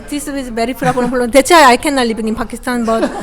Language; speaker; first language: English; non-native, learner; Korean